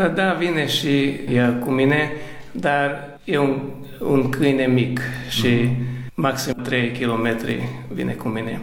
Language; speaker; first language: Romanian; early bilingual, heritage; Romanian